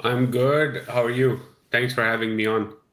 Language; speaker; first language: English; non-native, local second language; Urdu